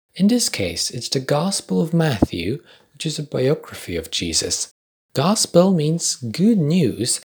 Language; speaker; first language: English; non-native, fluent; Polish